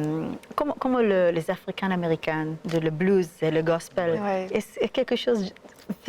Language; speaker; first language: French; non-native, learner; Hebrew